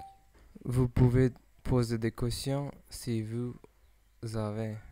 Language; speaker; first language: French; non-native, learner; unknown